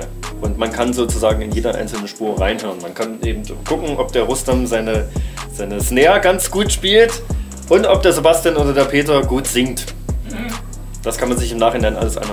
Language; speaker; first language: German; native; German